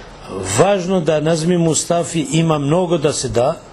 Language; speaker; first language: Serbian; non-native, local second language; Albanian